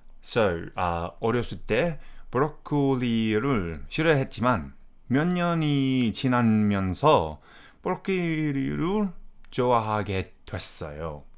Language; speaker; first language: Korean; non-native, fluent; English